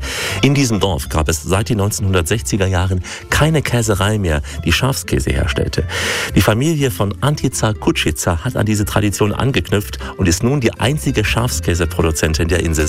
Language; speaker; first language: German; native; German